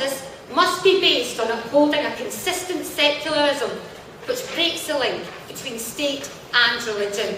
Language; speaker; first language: English; native; English